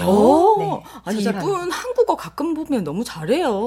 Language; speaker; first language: Korean; native; Korean